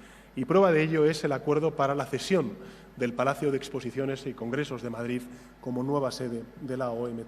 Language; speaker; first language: Spanish; native; Spanish